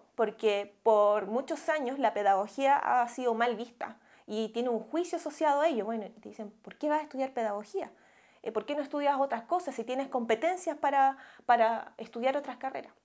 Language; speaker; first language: Spanish; native; Spanish